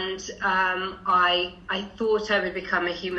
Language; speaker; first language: English; native; English